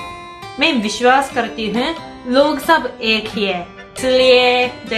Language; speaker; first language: Hindi; non-native, fluent; Japanese